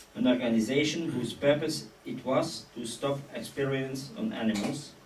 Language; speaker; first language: English; non-native, fluent; Dutch